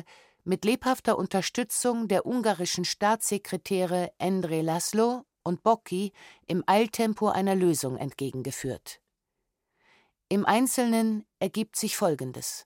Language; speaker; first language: German; native; German